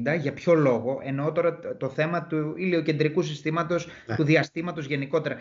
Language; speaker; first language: Greek; native; Greek